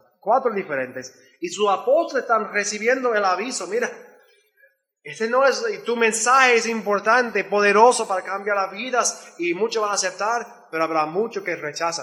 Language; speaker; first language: Spanish; non-native, learner; English